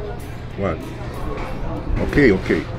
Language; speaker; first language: English; non-native, learner; Portuguese